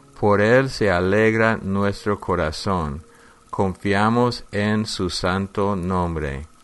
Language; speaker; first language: Spanish; non-native, fluent; English